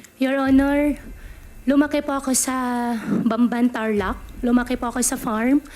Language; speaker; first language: Filipino; native; Filipino